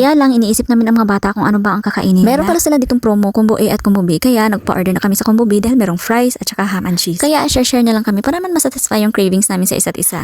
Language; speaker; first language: Filipino; non-native, local second language; Cebuano